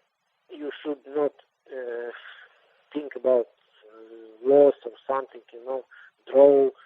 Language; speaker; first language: English; non-native, learner; Russian